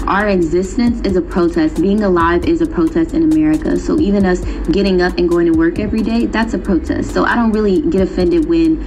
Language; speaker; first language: English; native; English